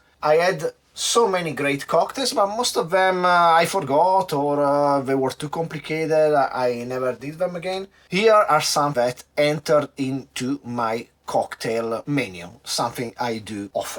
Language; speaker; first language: English; non-native, fluent; Italian